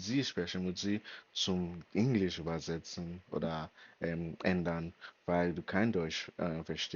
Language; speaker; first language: German; non-native, learner; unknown